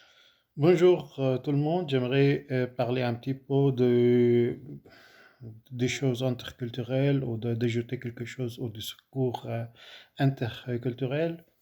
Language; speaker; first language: French; non-native, fluent; Arabic